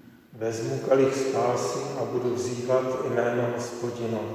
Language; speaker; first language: Czech; native; Czech